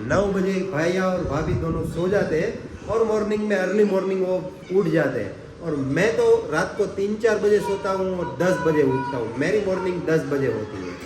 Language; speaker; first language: Hindi; non-native, local second language; Gujarati